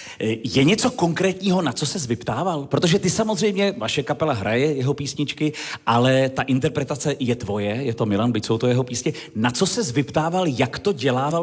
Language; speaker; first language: Czech; native; Czech